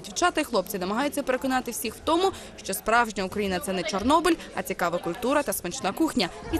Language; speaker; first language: Ukrainian; native; Ukrainian